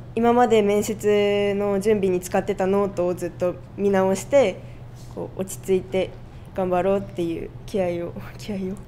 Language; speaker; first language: Japanese; native; Japanese